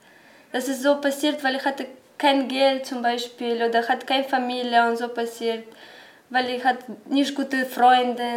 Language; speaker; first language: German; non-native, learner; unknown